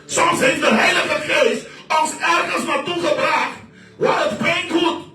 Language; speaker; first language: Dutch; non-native, fluent; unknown